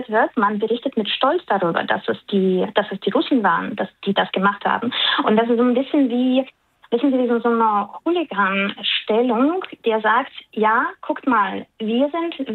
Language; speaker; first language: German; non-native, fluent; Russian